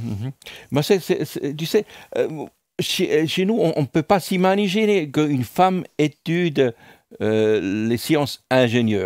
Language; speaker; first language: French; non-native, fluent; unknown